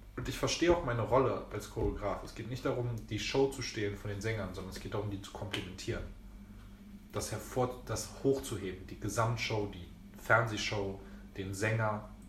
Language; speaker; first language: German; early bilingual, other home language; Greek